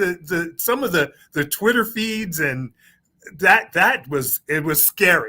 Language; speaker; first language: English; native; English